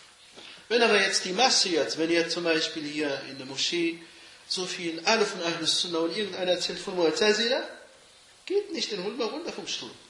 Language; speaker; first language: German; non-native, fluent; Arabic